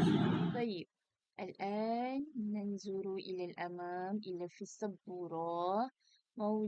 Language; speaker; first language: Arabic; non-native, learner; Malay